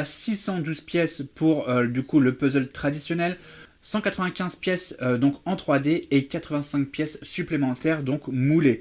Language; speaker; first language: French; native; French